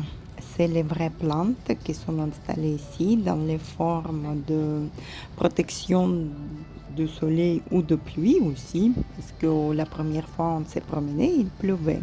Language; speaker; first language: French; non-native, fluent; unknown